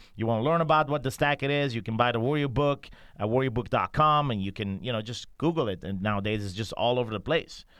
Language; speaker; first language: English; non-native, fluent; Persian